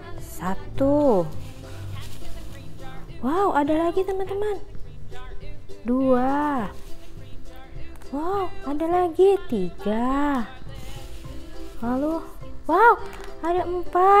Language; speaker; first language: Indonesian; native; Indonesian